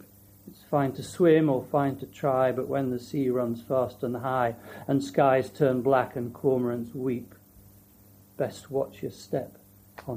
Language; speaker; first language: English; native; English